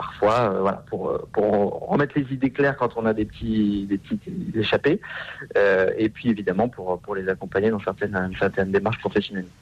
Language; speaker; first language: French; native; French